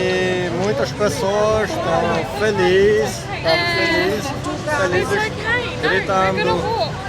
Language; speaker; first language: Portuguese; non-native, learner; Vietnamese